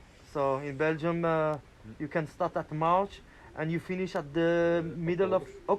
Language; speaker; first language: English; non-native, learner; French